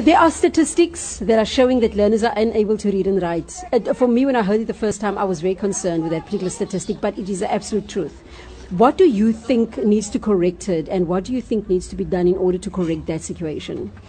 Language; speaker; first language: English; non-native, local second language; Afrikaans